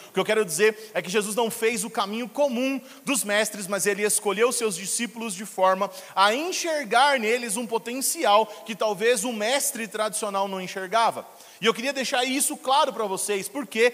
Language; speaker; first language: Portuguese; native; Portuguese